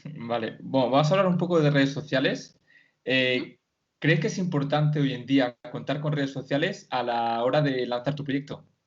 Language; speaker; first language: Spanish; native; Spanish